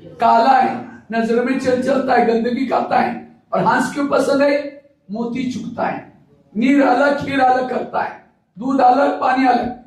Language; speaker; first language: Hindi; non-native, local second language; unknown